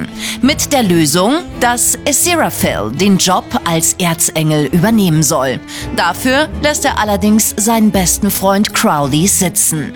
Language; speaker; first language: German; native; German